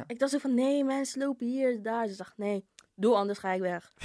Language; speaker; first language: Dutch; early bilingual, other home language; Polish